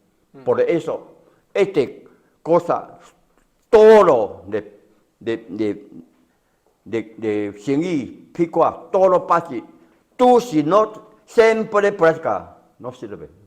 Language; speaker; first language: Spanish; non-native, learner; Chinese